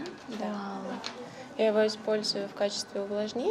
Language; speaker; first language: Russian; native; Russian